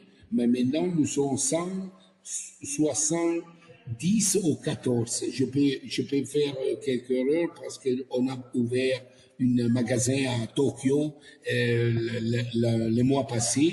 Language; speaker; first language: French; non-native, learner; Italian